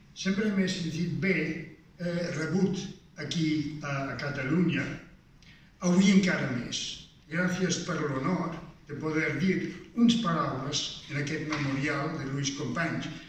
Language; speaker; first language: Catalan; non-native, fluent; Danish